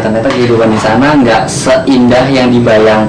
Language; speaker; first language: Indonesian; native; Indonesian